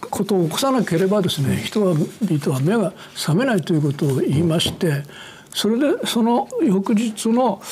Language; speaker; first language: Japanese; native; Japanese